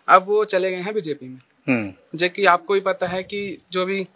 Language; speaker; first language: Hindi; native; Hindi